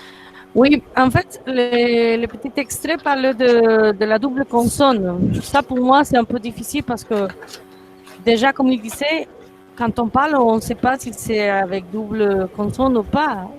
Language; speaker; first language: French; non-native, fluent; Spanish